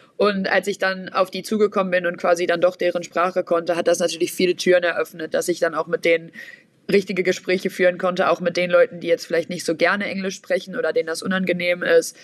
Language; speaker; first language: German; native; German